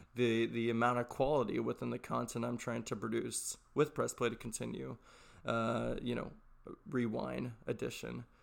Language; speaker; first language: English; native; English